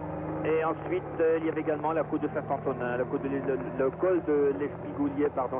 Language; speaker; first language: French; native; French